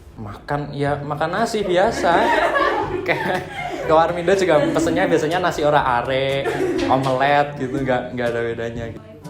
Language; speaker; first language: Indonesian; non-native, local second language; Javanese